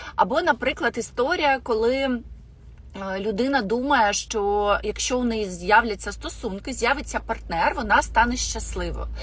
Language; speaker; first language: Ukrainian; non-native, local second language; Russian